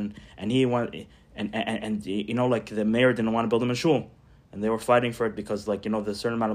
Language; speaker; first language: English; non-native, fluent; Hebrew